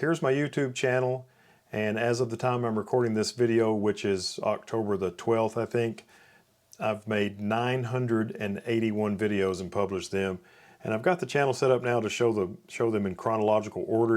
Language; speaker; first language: English; native; English